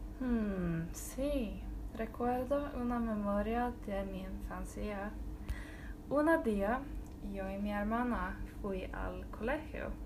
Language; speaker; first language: Spanish; non-native, learner; Norwegian